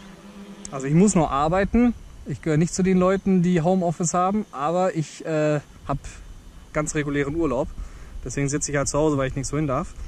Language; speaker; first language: German; native; German